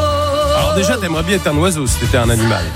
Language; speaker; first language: French; native; French